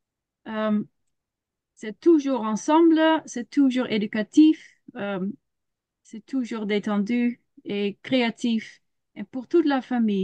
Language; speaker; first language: French; non-native, learner; Dutch